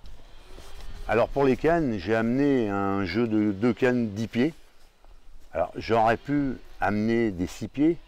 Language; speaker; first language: French; native; French